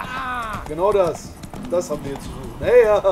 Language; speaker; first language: German; native; German